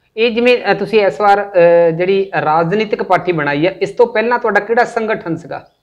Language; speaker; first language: Punjabi; native; Punjabi